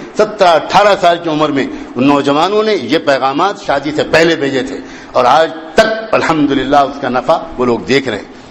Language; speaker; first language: Urdu; native; Urdu